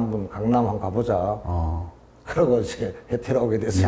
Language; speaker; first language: Korean; native; Korean